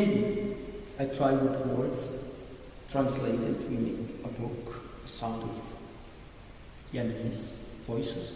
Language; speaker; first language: English; non-native, learner; Arabic